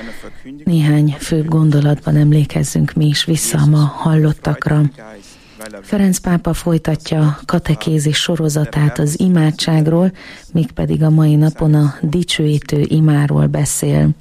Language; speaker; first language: Hungarian; native; Hungarian